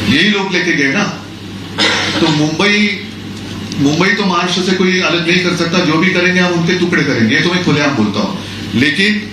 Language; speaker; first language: Hindi; non-native, local second language; Marathi